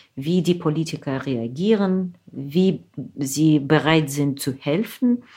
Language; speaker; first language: German; non-native, fluent; Ukrainian